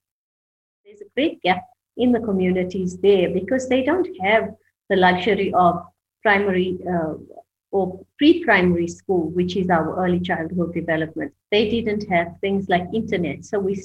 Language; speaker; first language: English; native; English